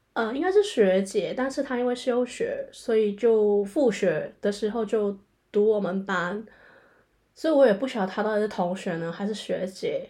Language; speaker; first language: Chinese; non-native, local second language; Cantonese